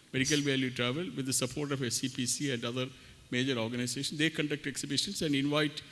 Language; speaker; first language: English; non-native, local second language; Malayalam